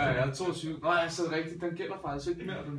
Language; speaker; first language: Danish; native; Danish